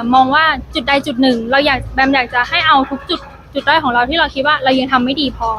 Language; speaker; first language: Thai; native; Thai